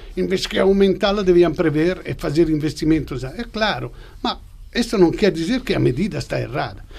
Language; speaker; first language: Portuguese; non-native, fluent; Italian